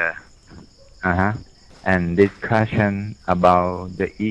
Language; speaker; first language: English; non-native, learner; Thai